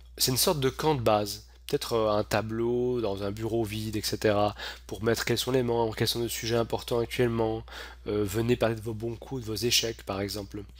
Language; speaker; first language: French; native; French